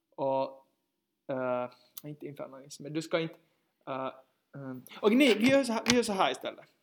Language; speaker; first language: Swedish; native; Swedish